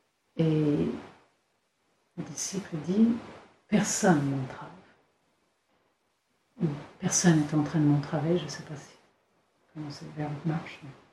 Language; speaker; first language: French; non-native, fluent; English